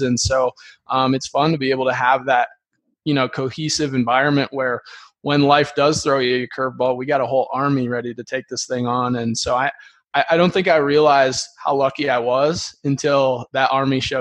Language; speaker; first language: English; native; English